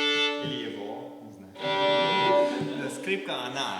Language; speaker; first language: Russian; early bilingual, heritage; Russian